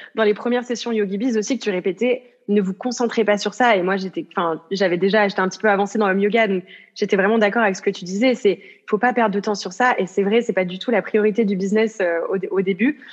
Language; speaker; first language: French; native; French